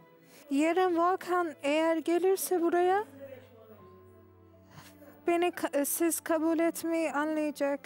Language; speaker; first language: Turkish; non-native, learner; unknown